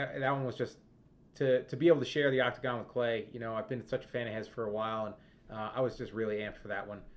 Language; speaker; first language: English; native; English